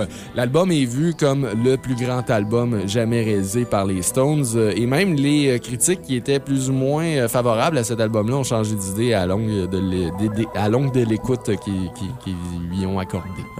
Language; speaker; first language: French; native; French